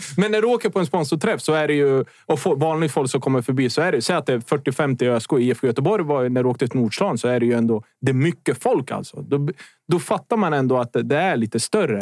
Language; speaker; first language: Swedish; early bilingual, other home language; Bosnian